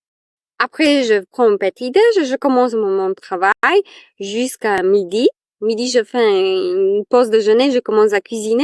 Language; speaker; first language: French; non-native, fluent; Polish